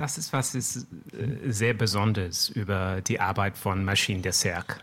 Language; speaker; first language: German; non-native, learner; French